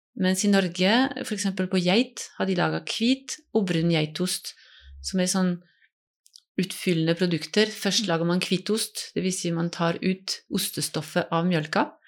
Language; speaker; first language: Norwegian; non-native, fluent; French